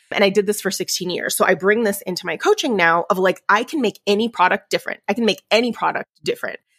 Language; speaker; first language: English; early bilingual, other home language; Spanish